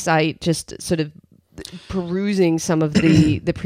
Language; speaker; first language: English; native; English